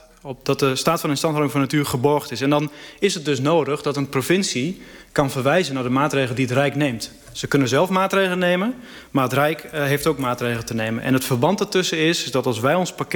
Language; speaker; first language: Dutch; native; Dutch